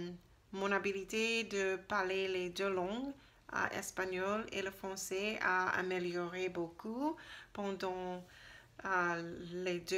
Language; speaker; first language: French; non-native, learner; English